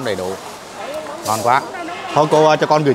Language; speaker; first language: Vietnamese; native; Vietnamese